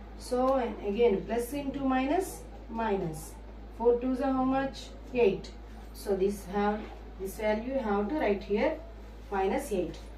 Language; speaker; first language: English; non-native, local second language; Telugu